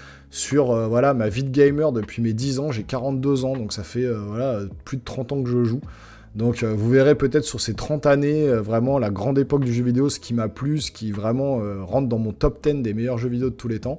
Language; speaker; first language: French; native; French